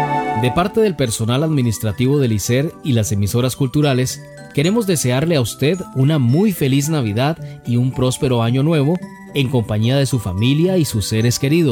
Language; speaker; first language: Spanish; native; Spanish